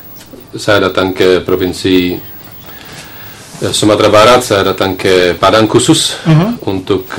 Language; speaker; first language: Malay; non-native, fluent; Slovak